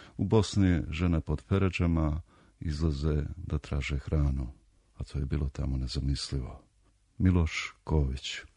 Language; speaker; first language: Serbian; native; Serbian